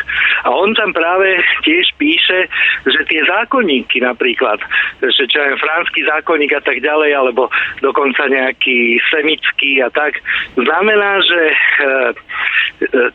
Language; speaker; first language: Slovak; native; Slovak